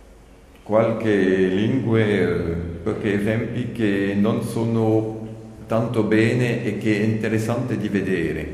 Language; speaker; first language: Italian; non-native, learner; French